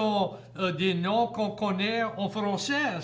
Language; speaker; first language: French; native; French